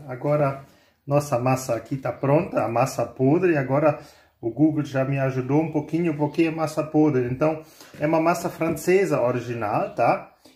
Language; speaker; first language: Portuguese; non-native, fluent; German